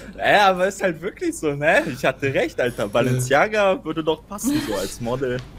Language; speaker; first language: German; native; German